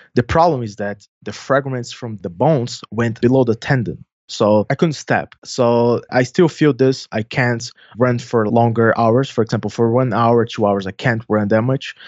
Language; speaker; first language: English; non-native, fluent; Portuguese